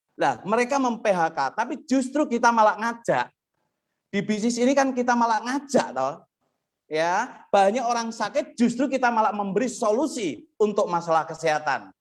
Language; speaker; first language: Indonesian; non-native, local second language; Javanese